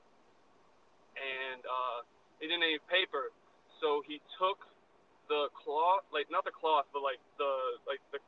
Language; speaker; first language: English; native; English